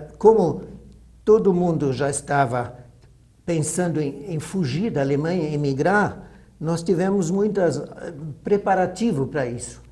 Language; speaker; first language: Portuguese; early bilingual, other home language; German